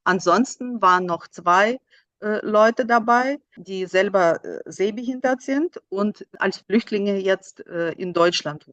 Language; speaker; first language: German; non-native, fluent; Russian